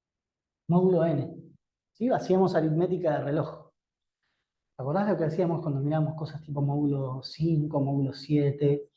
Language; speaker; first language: Spanish; native; Spanish